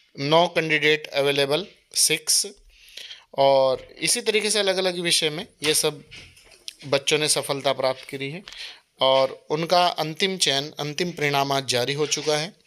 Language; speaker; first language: Hindi; native; Hindi